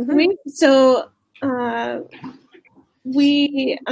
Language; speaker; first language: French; non-native, learner; English